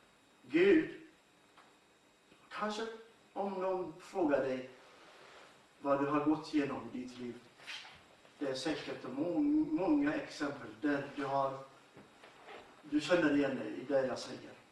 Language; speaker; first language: Swedish; non-native, fluent; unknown